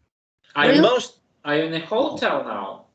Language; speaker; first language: English; non-native, fluent; German